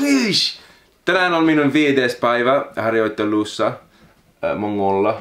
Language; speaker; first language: Finnish; non-native, learner; English